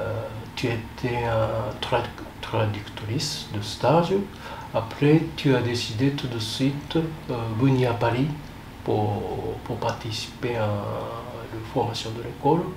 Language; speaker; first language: French; non-native, fluent; Japanese